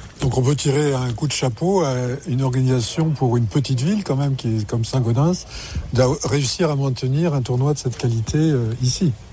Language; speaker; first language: French; native; French